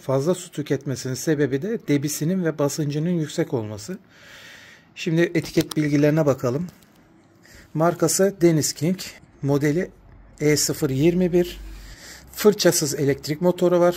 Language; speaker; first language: Turkish; native; Turkish